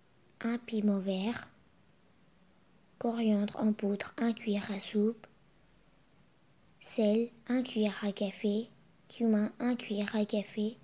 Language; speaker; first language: French; non-native, learner; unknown